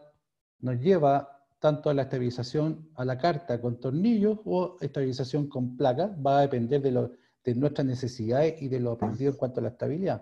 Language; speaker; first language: Spanish; native; Spanish